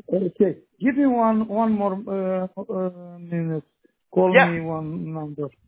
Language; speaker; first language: English; non-native, learner; Romanian